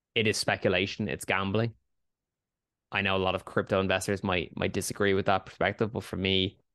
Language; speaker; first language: English; native; English